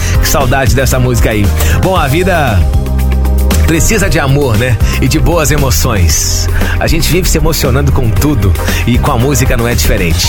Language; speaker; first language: Portuguese; native; Portuguese